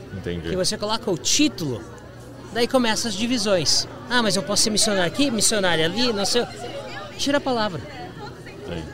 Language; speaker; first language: Portuguese; native; Portuguese